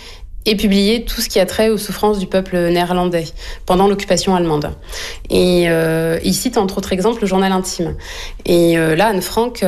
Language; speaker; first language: French; native; French